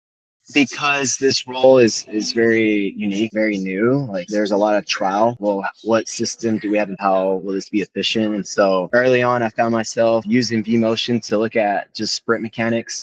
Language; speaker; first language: English; native; English